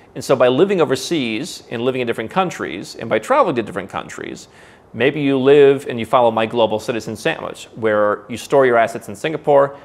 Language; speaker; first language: English; native; English